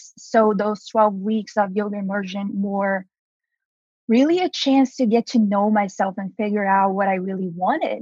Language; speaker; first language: English; non-native, fluent; Portuguese